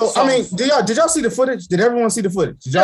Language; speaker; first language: English; native; English